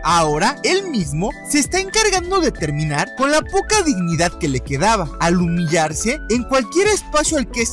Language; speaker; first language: Spanish; native; Spanish